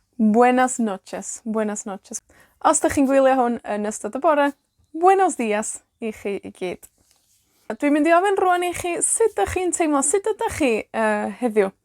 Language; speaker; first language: Welsh; native; Welsh